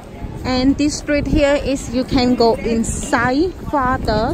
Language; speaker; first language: English; non-native, fluent; Khmer